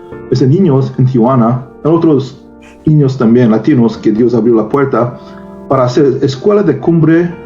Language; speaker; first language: Spanish; non-native, learner; Korean